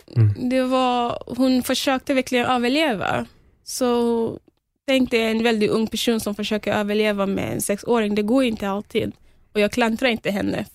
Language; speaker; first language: Swedish; early bilingual, other home language; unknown